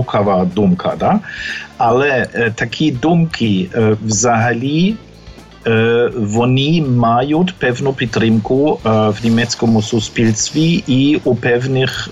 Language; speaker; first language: Ukrainian; non-native, fluent; German